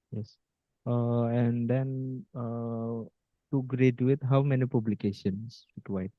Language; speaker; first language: English; non-native, fluent; Indonesian